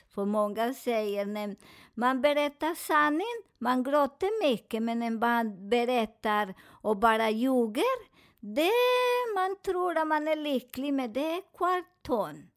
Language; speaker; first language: Swedish; non-native, learner; Spanish